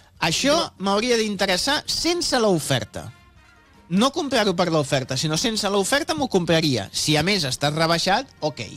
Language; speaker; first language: Catalan; native; Catalan